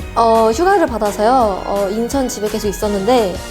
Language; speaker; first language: Korean; native; Korean